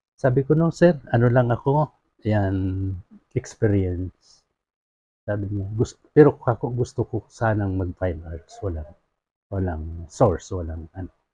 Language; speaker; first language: Filipino; non-native, local second language; Bikol